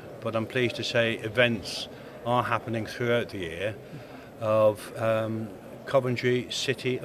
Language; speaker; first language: English; native; English